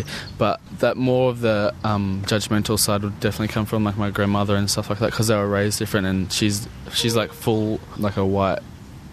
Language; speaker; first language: English; native; English